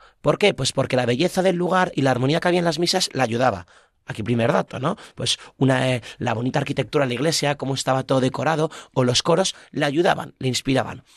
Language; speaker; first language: Spanish; native; Spanish